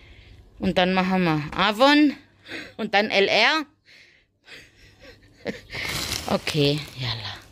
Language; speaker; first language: German; native; German